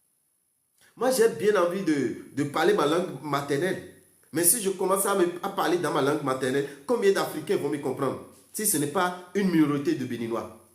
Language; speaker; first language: French; non-native, local second language; Fon